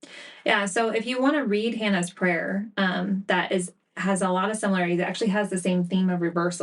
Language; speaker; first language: English; native; English